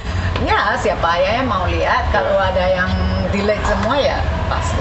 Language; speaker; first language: Indonesian; non-native, fluent; Spanish